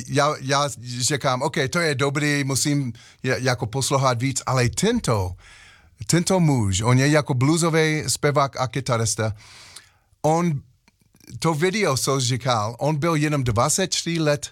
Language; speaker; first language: Czech; non-native, learner; English